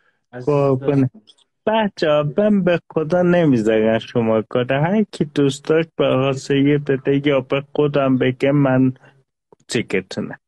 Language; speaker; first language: Persian; non-native, local second language; Azerbaijani